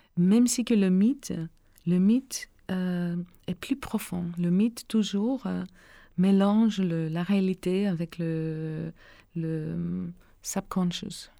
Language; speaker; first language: French; non-native, learner; Greek